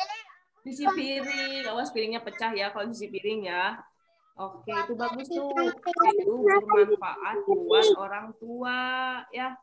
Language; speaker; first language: Indonesian; native; Indonesian